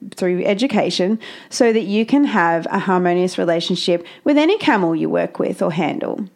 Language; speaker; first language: English; native; English